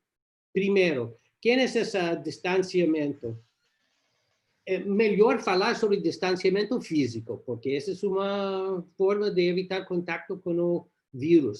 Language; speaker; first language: Portuguese; non-native, learner; English